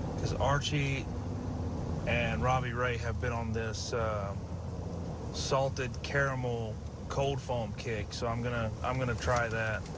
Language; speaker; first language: English; native; English